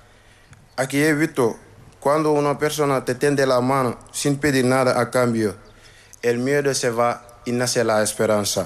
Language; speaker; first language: Spanish; non-native, learner; Wolof